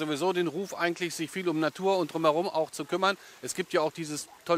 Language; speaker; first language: German; native; German